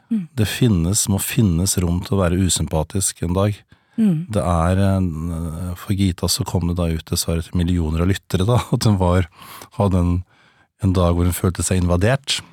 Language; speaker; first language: Norwegian; native; Norwegian